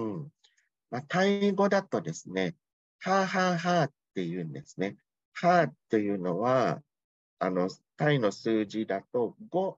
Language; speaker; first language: Japanese; non-native, fluent; Thai